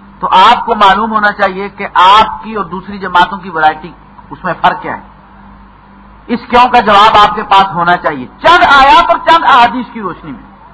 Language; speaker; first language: Urdu; non-native, local second language; Punjabi